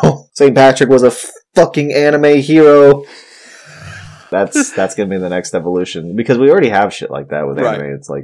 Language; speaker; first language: English; native; English